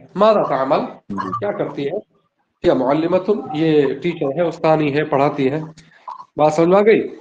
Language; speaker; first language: Urdu; native; Urdu